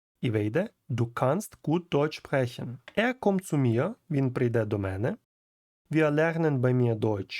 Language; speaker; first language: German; non-native, fluent; Ukrainian